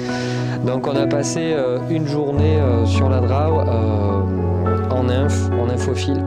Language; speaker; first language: French; native; French